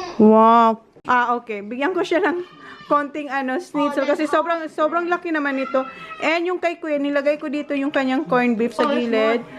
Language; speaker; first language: Filipino; non-native, local second language; Bikol